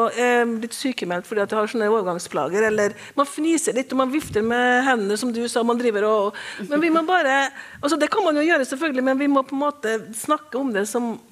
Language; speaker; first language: Norwegian; native; Norwegian